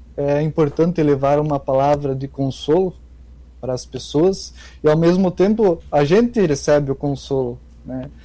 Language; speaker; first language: Portuguese; native; Portuguese